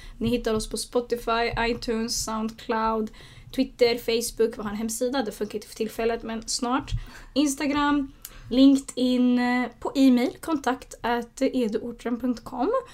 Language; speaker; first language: Swedish; early bilingual, other home language; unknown